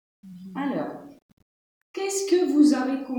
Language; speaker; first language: French; non-native, fluent; Russian